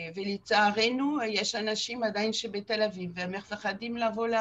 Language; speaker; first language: Hebrew; non-native, fluent; French